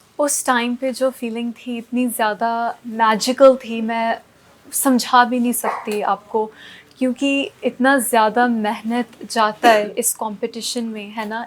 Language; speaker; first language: Hindi; non-native, local second language; Punjabi